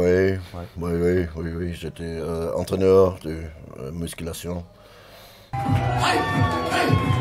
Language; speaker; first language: French; non-native, learner; German